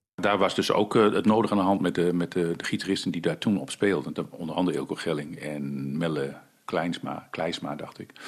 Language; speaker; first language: Dutch; early bilingual, other home language; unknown